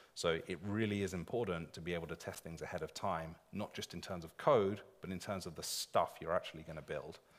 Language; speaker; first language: English; native; English